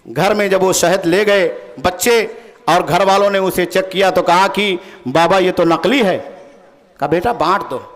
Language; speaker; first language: Urdu; native; Urdu